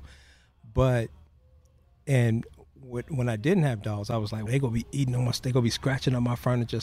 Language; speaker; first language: English; native; English